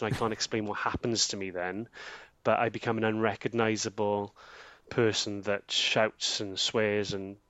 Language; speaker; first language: English; native; English